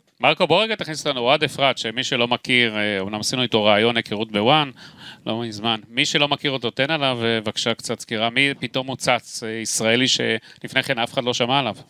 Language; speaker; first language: Hebrew; native; Hebrew